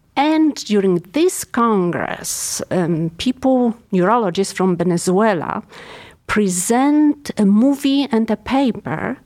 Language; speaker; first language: English; non-native, fluent; Polish